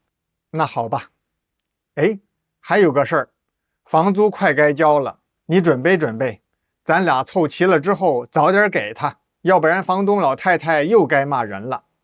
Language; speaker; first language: Chinese; native; Chinese